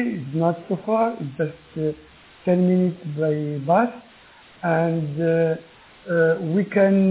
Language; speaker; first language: English; non-native, learner; Arabic